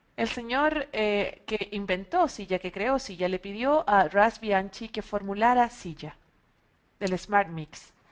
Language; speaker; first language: Spanish; native; Spanish